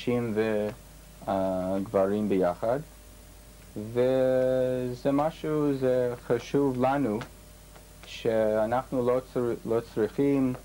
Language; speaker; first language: Hebrew; non-native, learner; English